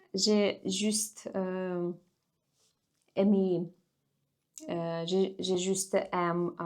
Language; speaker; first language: French; non-native, learner; Russian